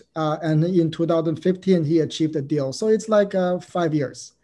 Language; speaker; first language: English; non-native, fluent; Chinese